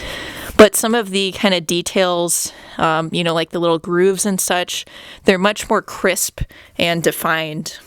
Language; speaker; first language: English; native; English